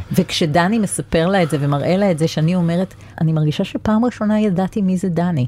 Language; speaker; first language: Hebrew; native; Hebrew